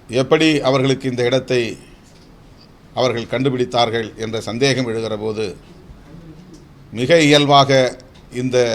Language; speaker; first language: Tamil; native; Tamil